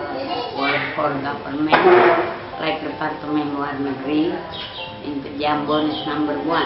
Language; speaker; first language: English; non-native, learner; Indonesian